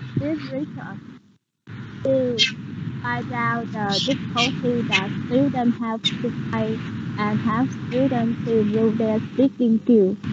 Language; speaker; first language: English; non-native, learner; Vietnamese